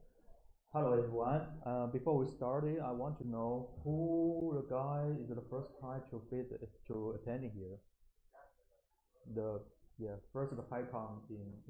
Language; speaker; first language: English; non-native, learner; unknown